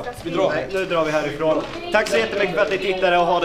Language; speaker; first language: Swedish; native; Swedish